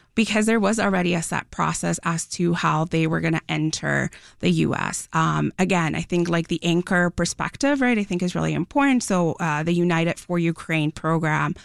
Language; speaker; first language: English; non-native, fluent; Spanish